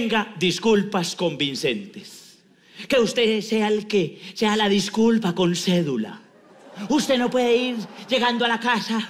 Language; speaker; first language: Spanish; native; Spanish